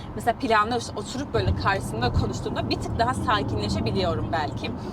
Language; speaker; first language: Turkish; native; Turkish